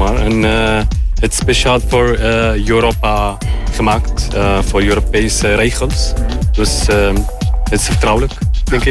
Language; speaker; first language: Dutch; non-native, learner; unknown